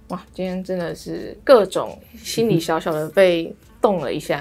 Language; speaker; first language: Chinese; native; Chinese